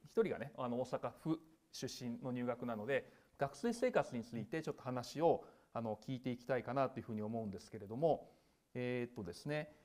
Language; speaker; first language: Japanese; native; Japanese